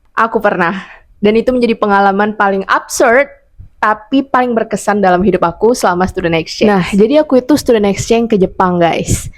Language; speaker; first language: Indonesian; native; Indonesian